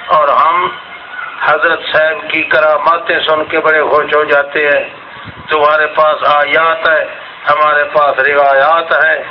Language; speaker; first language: Urdu; non-native, local second language; Saraiki